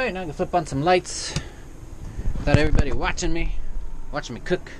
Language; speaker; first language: English; native; English